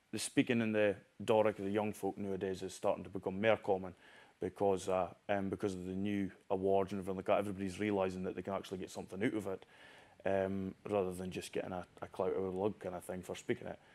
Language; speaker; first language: English; non-native, local second language; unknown